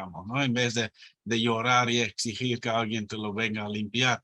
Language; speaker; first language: Spanish; non-native, fluent; Dutch